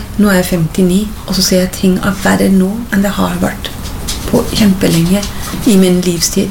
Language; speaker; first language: Norwegian; non-native, fluent; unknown